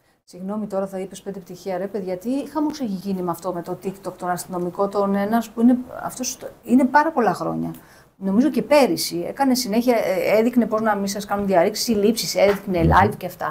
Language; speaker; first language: Greek; native; Greek